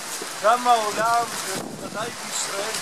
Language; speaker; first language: Hebrew; non-native, fluent; Italian